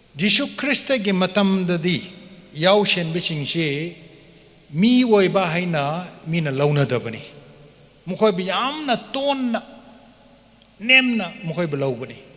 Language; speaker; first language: Manipuri; non-native, local second language; Tangkhul Naga (India)